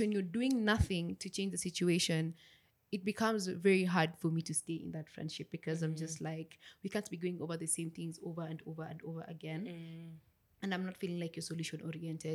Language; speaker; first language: English; non-native, local second language; Swahili